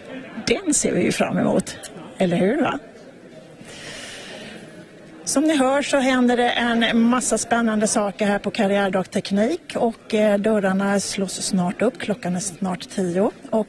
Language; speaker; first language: Swedish; native; Swedish